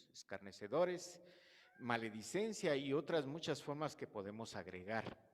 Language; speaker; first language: Spanish; native; Spanish